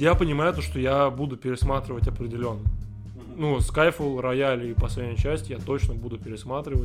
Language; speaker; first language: Russian; native; Russian